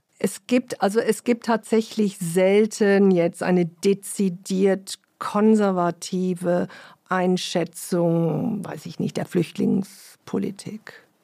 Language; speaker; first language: German; early bilingual, other home language; English